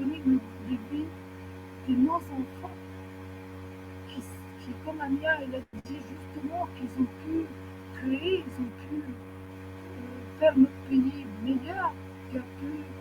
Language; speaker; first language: French; non-native, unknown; Ukrainian